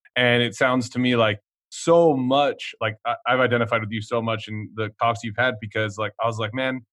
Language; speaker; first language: English; non-native, fluent; Swedish